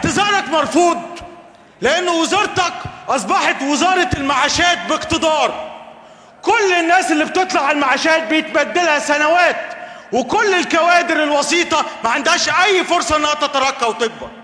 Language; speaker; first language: Arabic; native; Arabic